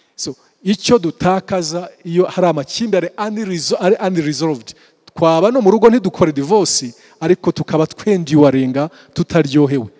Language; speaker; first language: Kinyarwanda; early bilingual, heritage; Kinyarwanda